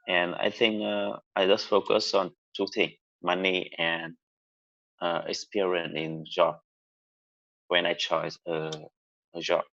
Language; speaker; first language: English; non-native, learner; Vietnamese